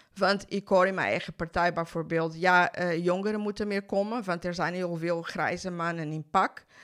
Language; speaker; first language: Dutch; non-native, fluent; Portuguese